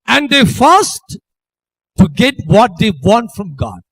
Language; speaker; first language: English; non-native, local second language; Tamil